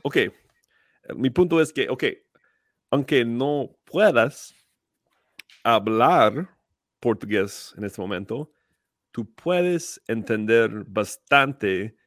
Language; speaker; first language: Spanish; non-native, fluent; English